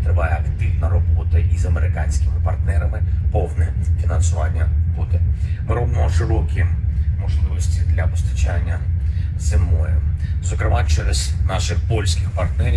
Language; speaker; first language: Ukrainian; non-native, local second language; Russian